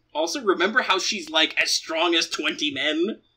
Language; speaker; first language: English; native; English